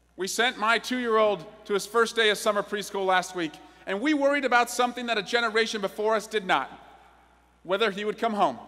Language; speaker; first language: English; native; English